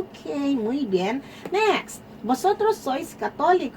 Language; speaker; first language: Spanish; non-native, fluent; Filipino